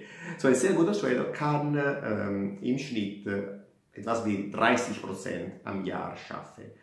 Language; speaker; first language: German; non-native, fluent; Italian